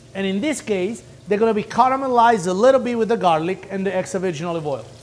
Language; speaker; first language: English; non-native, fluent; Italian